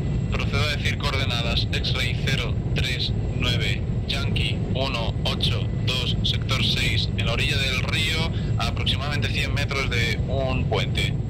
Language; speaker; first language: Spanish; native; Spanish